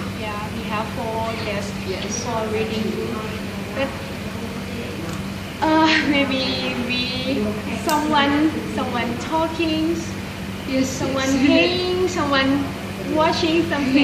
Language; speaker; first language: English; non-native, learner; Thai